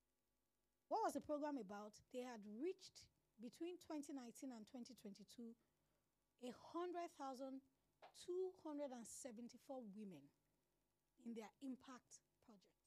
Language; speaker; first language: English; non-native, local second language; Yoruba